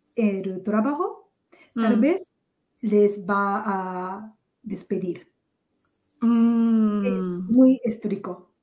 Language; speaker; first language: Spanish; non-native, fluent; Japanese